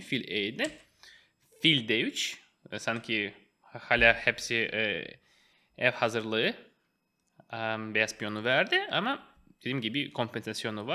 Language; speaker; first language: Turkish; non-native, fluent; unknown